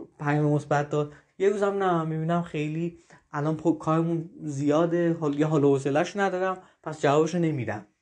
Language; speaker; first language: Persian; native; Persian